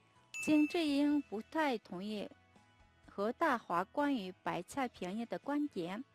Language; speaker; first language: Chinese; non-native, fluent; Mongolian